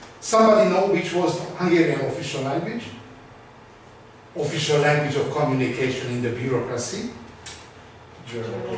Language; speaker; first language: English; non-native, learner; Hungarian